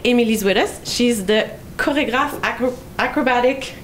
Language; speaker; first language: English; non-native, fluent; French